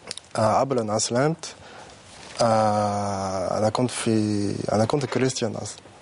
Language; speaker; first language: Arabic; non-native, learner; French